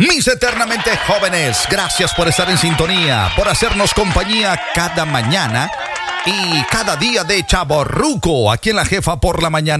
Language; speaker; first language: Spanish; native; Spanish